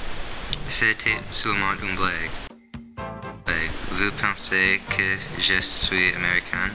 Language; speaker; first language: French; non-native, learner; English